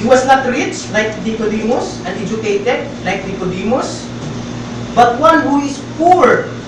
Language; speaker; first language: English; non-native, local second language; Filipino